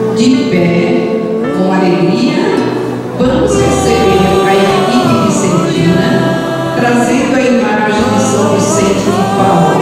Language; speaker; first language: Portuguese; native; Portuguese